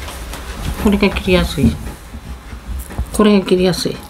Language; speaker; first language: Japanese; native; Japanese